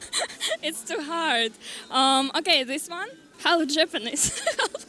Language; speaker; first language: English; non-native, fluent; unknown